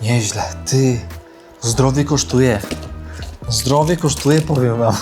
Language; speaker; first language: Polish; native; Polish